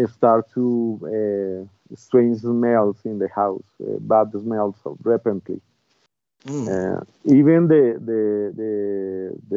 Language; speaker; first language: English; non-native, learner; Spanish